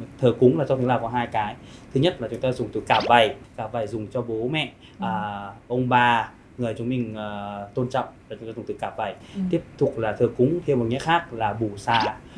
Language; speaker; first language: Vietnamese; non-native, fluent; Lao